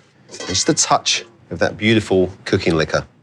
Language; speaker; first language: English; native; English